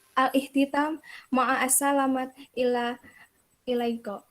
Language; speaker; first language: Arabic; non-native, learner; Indonesian